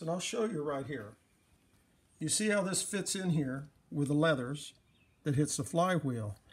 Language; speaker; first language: English; native; English